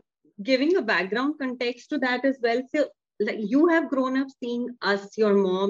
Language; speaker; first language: English; non-native, local second language; Hindi